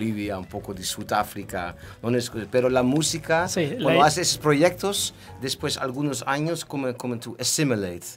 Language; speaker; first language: Spanish; non-native, learner; Dutch